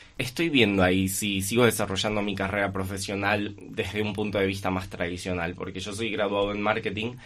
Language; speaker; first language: Spanish; native; Spanish